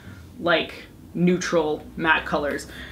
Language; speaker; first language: English; native; English